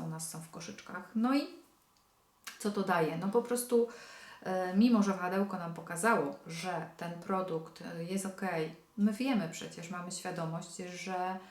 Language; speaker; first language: Polish; native; Polish